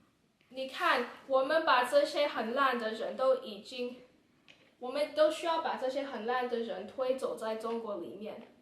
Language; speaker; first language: Chinese; non-native, learner; English